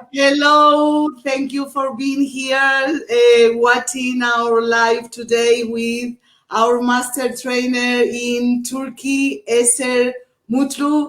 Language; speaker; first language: English; non-native, learner; Portuguese